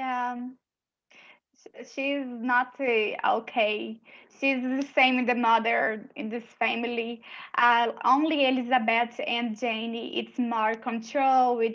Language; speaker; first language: English; non-native, learner; Portuguese